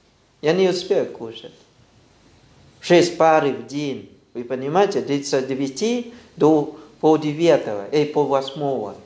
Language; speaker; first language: Russian; non-native, fluent; Thai